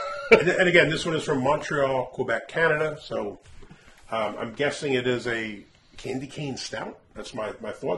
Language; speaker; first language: English; native; English